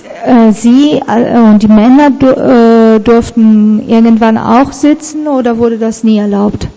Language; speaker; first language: German; non-native, fluent; Italian